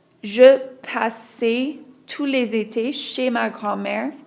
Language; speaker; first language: French; non-native, fluent; English